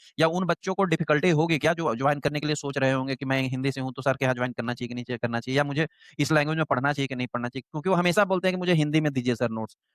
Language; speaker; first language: Hindi; native; Hindi